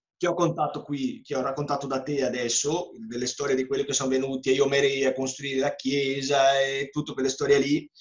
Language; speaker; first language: Italian; non-native, fluent; Portuguese